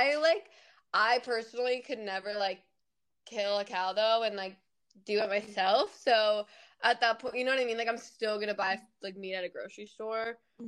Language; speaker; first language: English; native; English